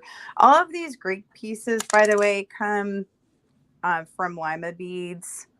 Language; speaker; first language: English; native; English